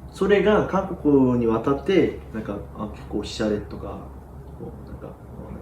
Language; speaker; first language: Japanese; non-native, fluent; Korean